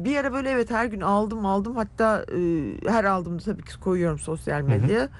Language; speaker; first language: Turkish; native; Turkish